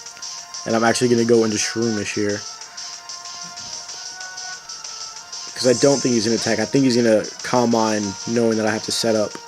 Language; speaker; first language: English; native; English